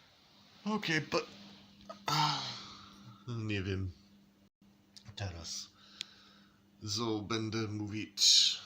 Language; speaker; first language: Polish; non-native, learner; English